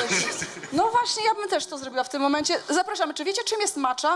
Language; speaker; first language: Polish; native; Polish